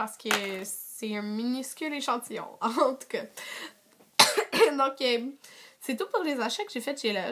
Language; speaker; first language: French; native; French